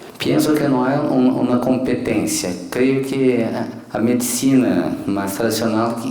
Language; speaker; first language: Spanish; non-native, fluent; Portuguese